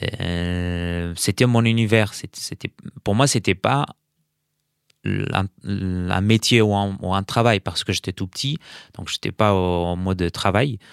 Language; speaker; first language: French; non-native, fluent; Arabic